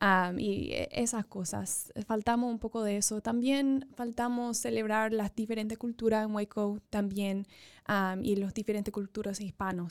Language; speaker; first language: Spanish; early bilingual, other home language; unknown